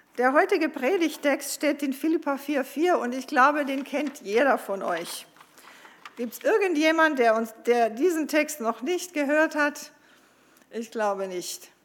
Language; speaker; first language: German; non-native, fluent; Croatian